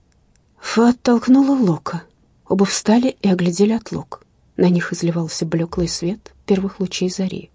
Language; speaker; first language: Russian; native; Russian